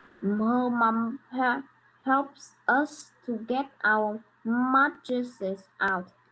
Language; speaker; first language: English; non-native, learner; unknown